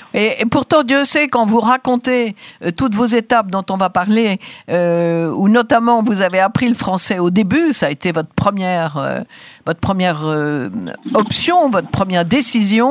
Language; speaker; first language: French; native; French